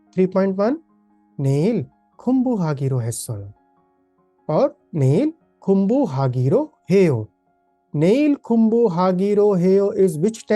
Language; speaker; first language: Korean; non-native, fluent; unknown